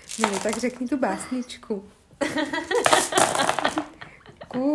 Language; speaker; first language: Czech; native; Czech